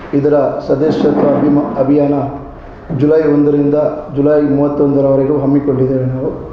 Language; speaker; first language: Kannada; non-native, local second language; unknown